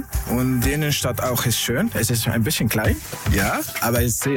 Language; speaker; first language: German; non-native, learner; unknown